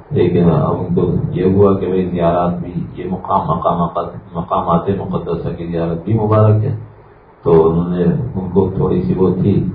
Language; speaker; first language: Urdu; native; Urdu